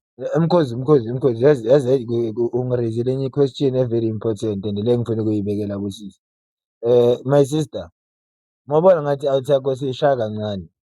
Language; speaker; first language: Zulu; native; Zulu